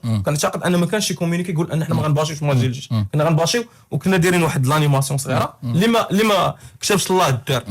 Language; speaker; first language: Arabic; native; Arabic